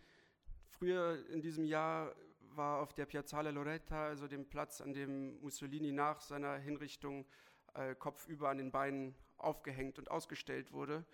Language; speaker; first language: German; native; German